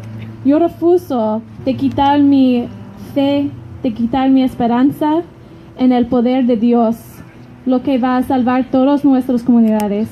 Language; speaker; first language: Spanish; non-native, learner; English